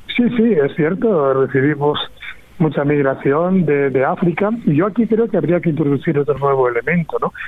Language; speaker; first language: Spanish; native; Spanish